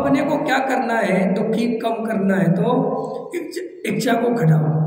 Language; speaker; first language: Hindi; native; Hindi